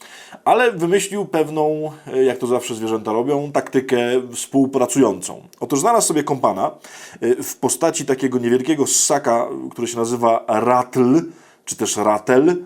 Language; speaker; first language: Polish; native; Polish